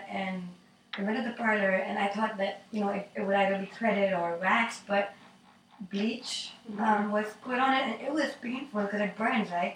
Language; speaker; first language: English; non-native, local second language; Urdu